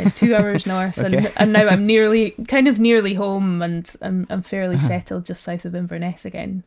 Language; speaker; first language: English; native; English